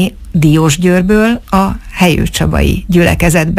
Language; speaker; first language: Hungarian; native; Hungarian